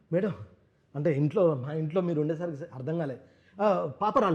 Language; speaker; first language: Telugu; native; Telugu